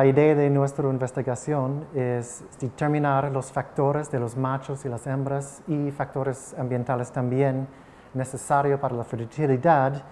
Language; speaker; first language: Spanish; non-native, fluent; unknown